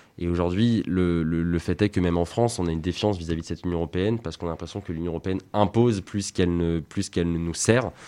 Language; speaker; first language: French; native; French